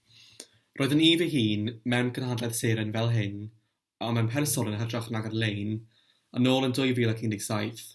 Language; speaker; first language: Welsh; non-native, local second language; English